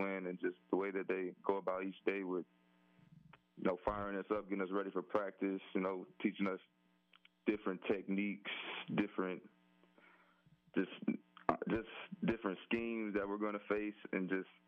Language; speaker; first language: English; native; English